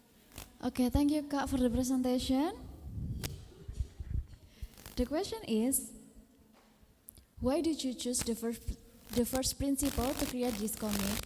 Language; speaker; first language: English; non-native, fluent; Indonesian